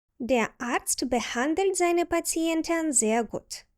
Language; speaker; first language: German; non-native, fluent; Ukrainian